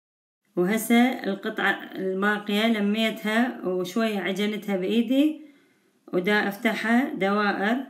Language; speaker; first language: Arabic; native; Arabic